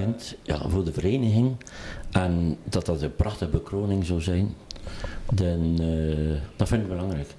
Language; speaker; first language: Dutch; native; Dutch